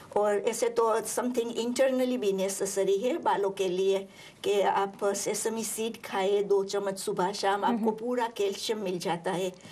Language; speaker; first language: Hindi; non-native, local second language; Marathi